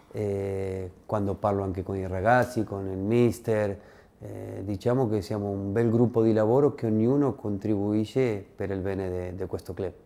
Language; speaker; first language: Italian; non-native, fluent; Spanish